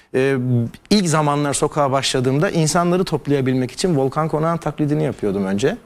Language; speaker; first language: Turkish; native; Turkish